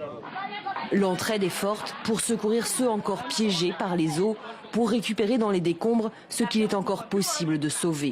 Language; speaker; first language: French; native; French